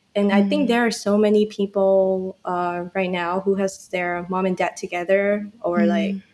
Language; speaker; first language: English; non-native, fluent; Burmese